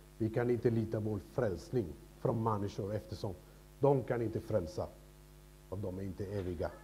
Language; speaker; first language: Swedish; non-native, fluent; Spanish